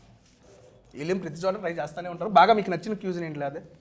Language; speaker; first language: Telugu; native; Telugu